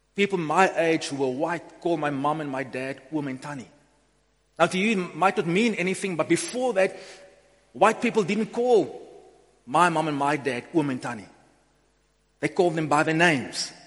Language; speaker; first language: English; non-native, local second language; Afrikaans